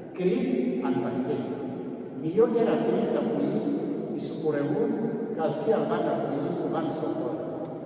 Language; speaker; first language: Catalan; non-native, fluent; Kinyarwanda